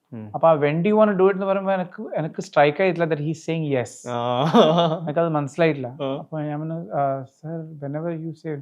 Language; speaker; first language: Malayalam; early bilingual, heritage; Malayalam